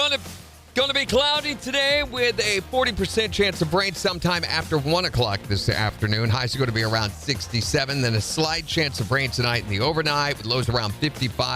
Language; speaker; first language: English; native; English